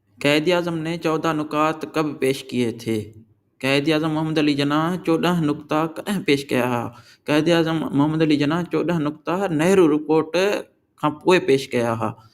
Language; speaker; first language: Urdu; non-native, local second language; Sindhi